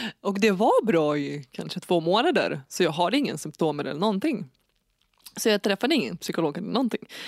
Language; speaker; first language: Swedish; non-native, fluent; Lithuanian